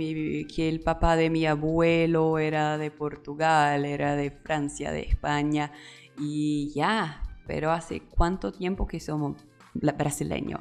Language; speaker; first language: Spanish; non-native, learner; Portuguese